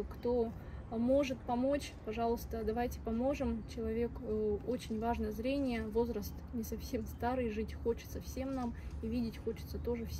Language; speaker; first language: Russian; native; Russian